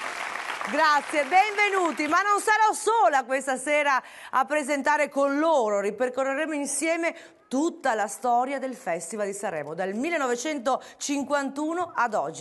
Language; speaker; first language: Italian; native; Italian